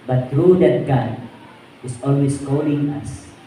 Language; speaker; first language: English; non-native, local second language; Filipino